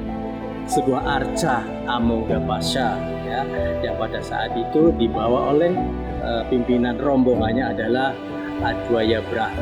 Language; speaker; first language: Indonesian; native; Indonesian